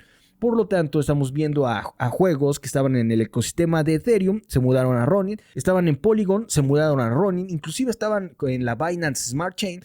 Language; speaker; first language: Spanish; native; Spanish